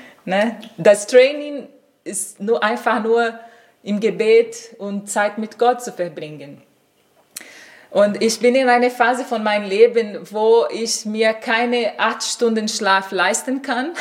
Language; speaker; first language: German; non-native, fluent; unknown